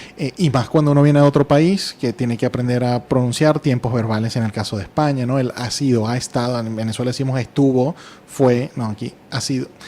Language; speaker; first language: Spanish; native; Spanish